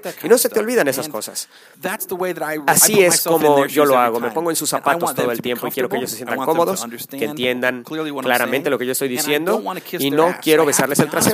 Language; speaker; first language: Spanish; native; Spanish